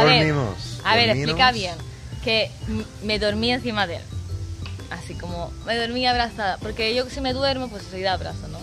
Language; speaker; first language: Spanish; native; Spanish